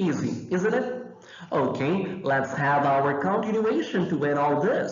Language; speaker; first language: English; non-native, fluent; Portuguese